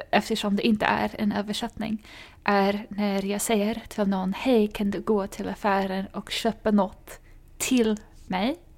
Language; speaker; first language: Swedish; non-native, fluent; English